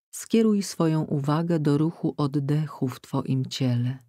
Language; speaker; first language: Polish; native; Polish